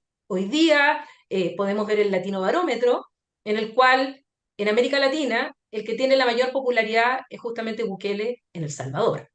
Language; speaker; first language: Spanish; native; Spanish